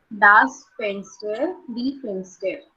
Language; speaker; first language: German; non-native, learner; Marathi